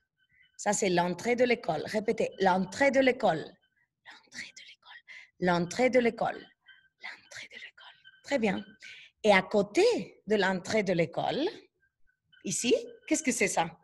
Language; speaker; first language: French; non-native, fluent; Spanish